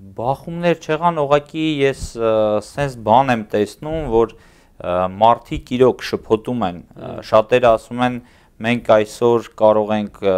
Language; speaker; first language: Armenian; native; Armenian